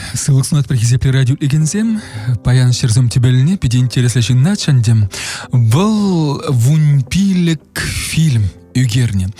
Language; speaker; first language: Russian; non-native, local second language; Chuvash